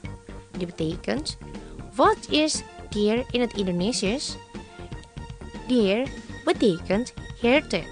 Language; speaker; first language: Dutch; non-native, fluent; Indonesian